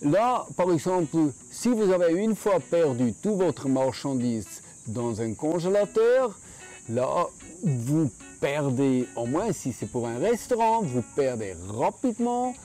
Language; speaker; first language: French; non-native, fluent; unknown